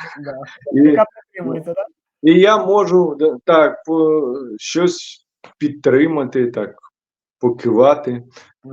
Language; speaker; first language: Ukrainian; non-native, local second language; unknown